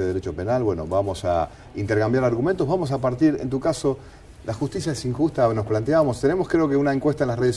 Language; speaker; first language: Spanish; native; Spanish